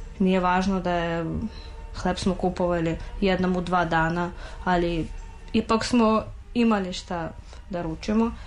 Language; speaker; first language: Serbian; non-native, fluent; Russian